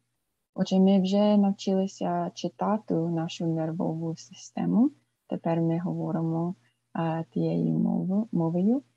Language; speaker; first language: Ukrainian; non-native, fluent; English